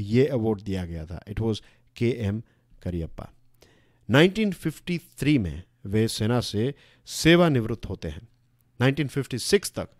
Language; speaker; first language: Hindi; non-native, local second language; Gujarati